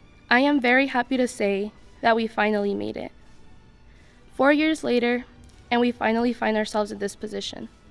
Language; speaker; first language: English; early bilingual, other home language; Spanish